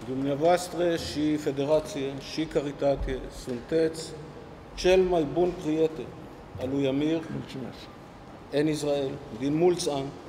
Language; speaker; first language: Romanian; early bilingual, heritage; Hebrew